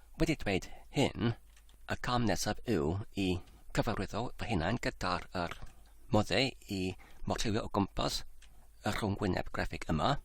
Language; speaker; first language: Welsh; non-native, learner; English